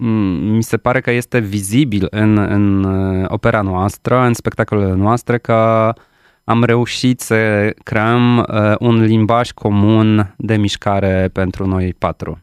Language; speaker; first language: Romanian; non-native, fluent; Polish